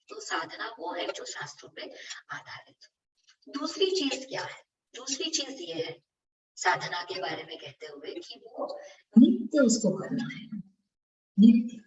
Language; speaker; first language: Hindi; non-native, local second language; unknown